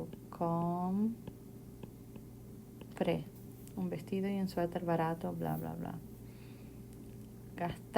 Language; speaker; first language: Spanish; non-native, fluent; English